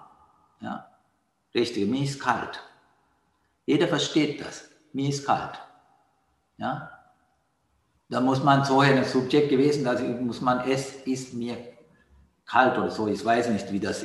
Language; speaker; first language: German; non-native, learner; Sinhala